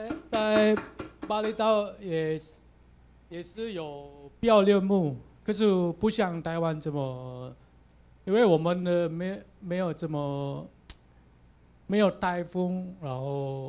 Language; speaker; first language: Chinese; non-native, learner; Balinese